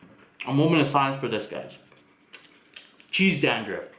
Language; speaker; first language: English; native; English